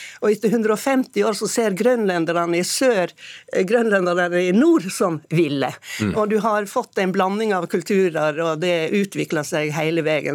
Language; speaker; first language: Norwegian; native; Norwegian